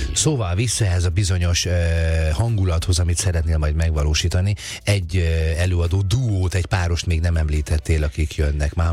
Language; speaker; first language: Hungarian; native; Hungarian